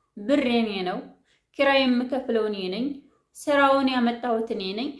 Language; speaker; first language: Amharic; native; Amharic